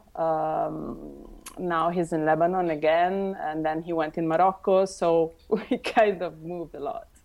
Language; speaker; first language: English; early bilingual, other home language; Italian